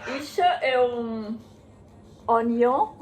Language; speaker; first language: Portuguese; non-native, learner; German